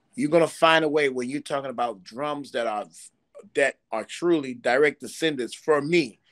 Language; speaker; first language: English; native; English